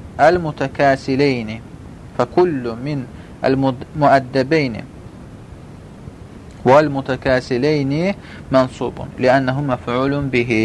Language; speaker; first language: Arabic; non-native, fluent; Azerbaijani